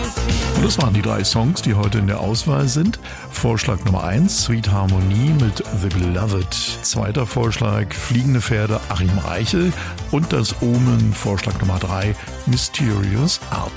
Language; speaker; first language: German; native; German